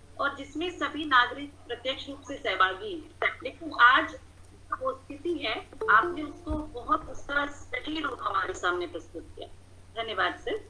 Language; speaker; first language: Hindi; native; Hindi